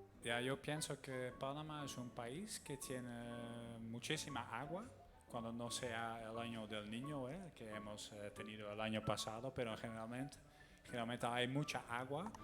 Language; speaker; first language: Spanish; non-native, fluent; Dutch